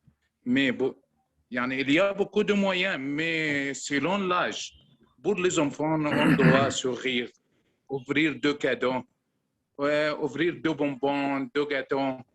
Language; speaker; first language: French; non-native, learner; Arabic